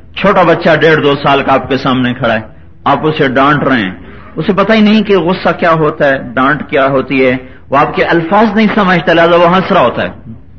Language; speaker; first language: Urdu; native; Urdu